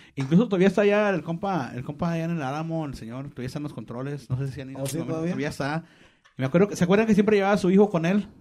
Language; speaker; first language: Spanish; native; Spanish